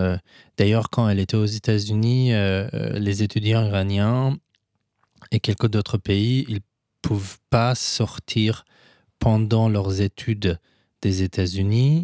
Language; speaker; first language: French; non-native, fluent; Persian